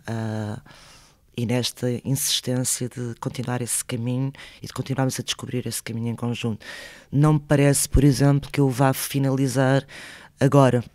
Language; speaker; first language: Portuguese; early bilingual, other home language; Spanish